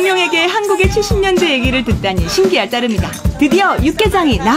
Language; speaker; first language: Korean; native; Korean